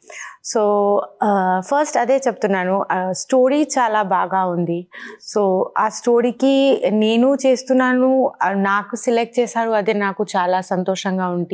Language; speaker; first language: Telugu; non-native, learner; Bangla